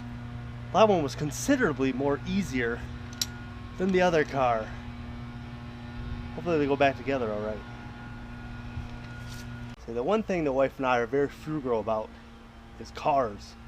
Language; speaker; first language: English; native; English